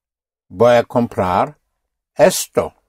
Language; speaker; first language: Spanish; non-native, fluent; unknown